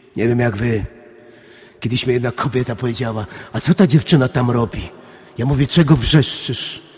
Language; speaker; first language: Polish; native; Polish